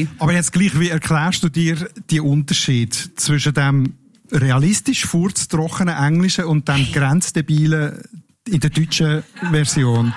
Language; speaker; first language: German; native; German